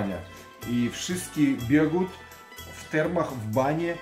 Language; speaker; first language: Polish; non-native, learner; Russian